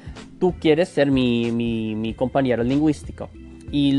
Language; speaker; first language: Spanish; non-native, fluent; English